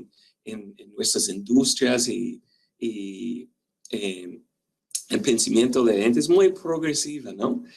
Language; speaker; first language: Spanish; non-native, fluent; English